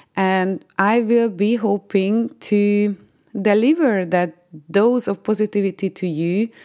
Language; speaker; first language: English; non-native, fluent; Hungarian